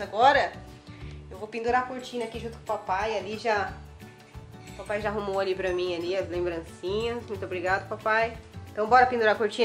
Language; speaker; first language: Portuguese; native; Portuguese